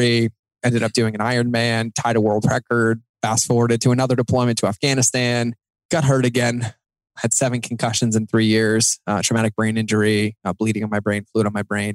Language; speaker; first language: English; native; English